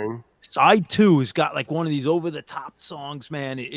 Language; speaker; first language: English; native; English